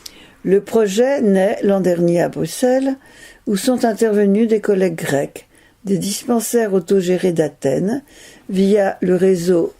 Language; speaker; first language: French; native; French